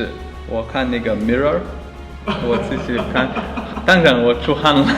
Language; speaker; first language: Chinese; non-native, fluent; Lithuanian